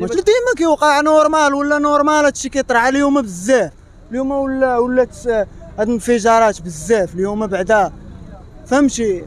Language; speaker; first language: Arabic; native; Arabic